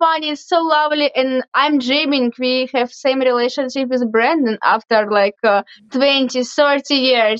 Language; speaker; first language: English; non-native, learner; Russian